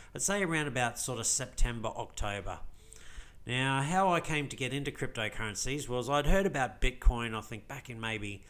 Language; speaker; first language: English; native; English